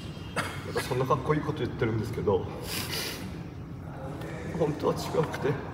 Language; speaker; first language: Japanese; native; Japanese